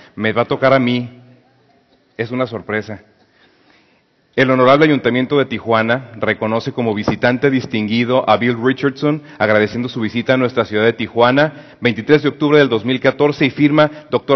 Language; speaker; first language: Spanish; native; Spanish